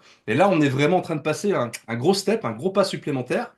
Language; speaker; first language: French; native; French